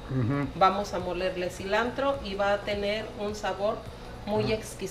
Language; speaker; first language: Spanish; native; Spanish